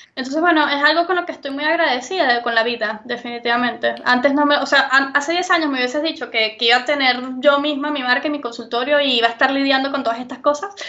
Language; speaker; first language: Spanish; native; Spanish